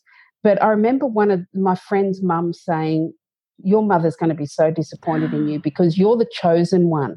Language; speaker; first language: English; native; English